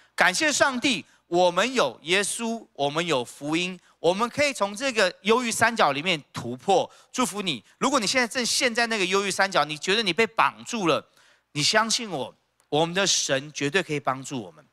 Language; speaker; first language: Chinese; native; Chinese